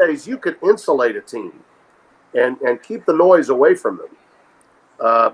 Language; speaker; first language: English; native; English